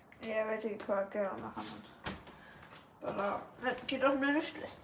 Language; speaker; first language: Icelandic; early bilingual, heritage; English